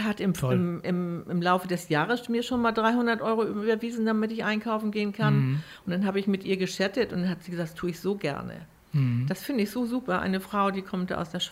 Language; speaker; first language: German; native; German